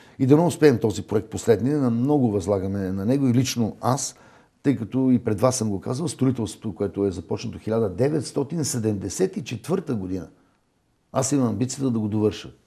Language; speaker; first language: Bulgarian; native; Bulgarian